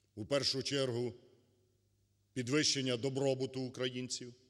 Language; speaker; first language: Ukrainian; native; Ukrainian